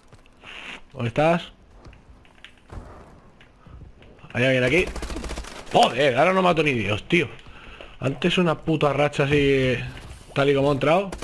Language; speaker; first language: Spanish; native; Spanish